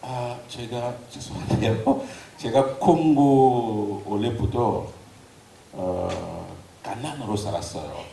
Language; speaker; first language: Korean; non-native, learner; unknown